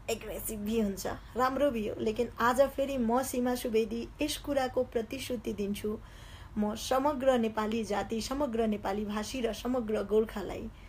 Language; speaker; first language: Nepali; native; Nepali